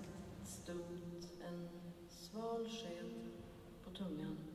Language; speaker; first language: Swedish; native; Swedish